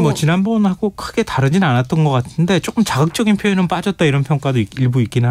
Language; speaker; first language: Korean; native; Korean